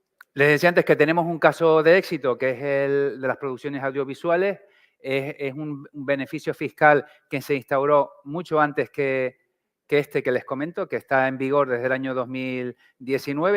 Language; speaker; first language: Spanish; native; Spanish